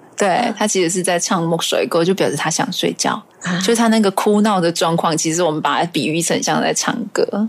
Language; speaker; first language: Chinese; non-native, local second language; Hakka Chinese